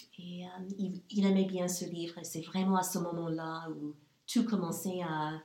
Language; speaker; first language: French; non-native, fluent; English